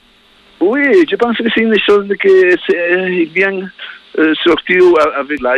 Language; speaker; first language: French; non-native, learner; Spanish